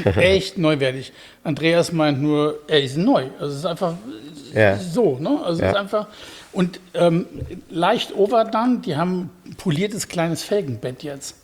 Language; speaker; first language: German; native; German